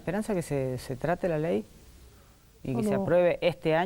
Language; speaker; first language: Spanish; native; Spanish